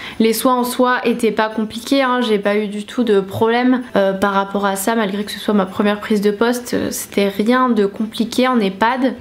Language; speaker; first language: French; native; French